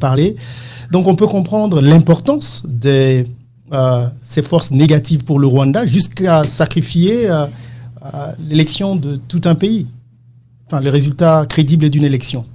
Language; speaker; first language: French; non-native, local second language; Lingala